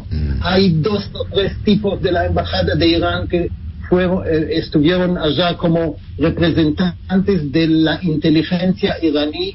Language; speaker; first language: Spanish; non-native, fluent; Hebrew